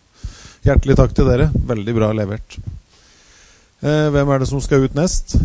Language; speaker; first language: Norwegian; native; Norwegian